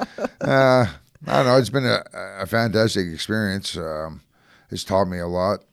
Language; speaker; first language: English; native; English